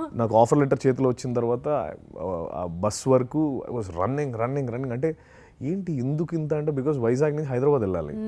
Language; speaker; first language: Telugu; native; Telugu